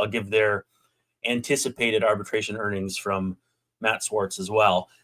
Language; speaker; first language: English; native; English